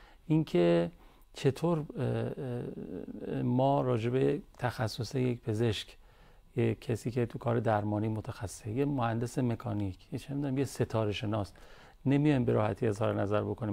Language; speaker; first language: Persian; native; Persian